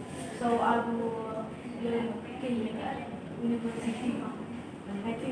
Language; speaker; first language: English; non-native, learner; Vietnamese